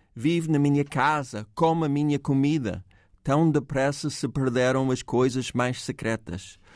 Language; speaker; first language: Portuguese; non-native, fluent; English